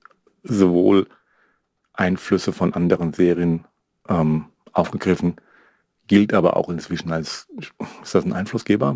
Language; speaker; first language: German; native; German